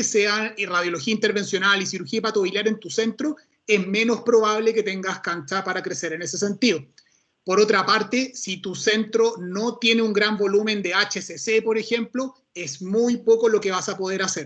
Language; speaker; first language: Spanish; native; Spanish